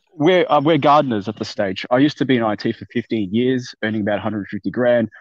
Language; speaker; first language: English; non-native, fluent; Persian